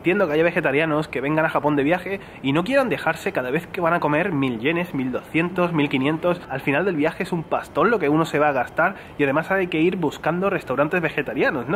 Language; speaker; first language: Spanish; native; Spanish